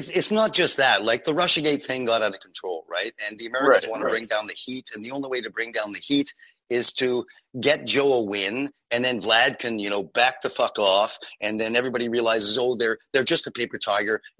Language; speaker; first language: English; non-native, fluent; French